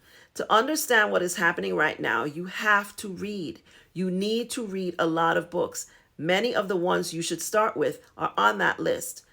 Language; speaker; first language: English; native; English